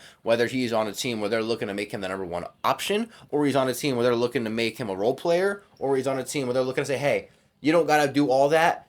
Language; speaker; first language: English; native; English